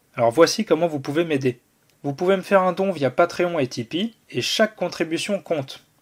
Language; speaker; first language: French; native; French